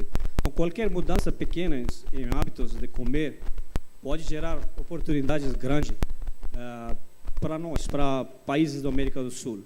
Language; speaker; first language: Portuguese; non-native, fluent; English